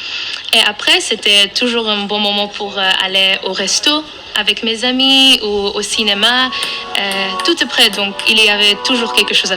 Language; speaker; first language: French; non-native, fluent; Dutch